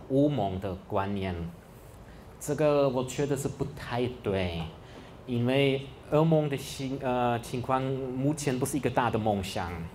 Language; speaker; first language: Chinese; non-native, fluent; German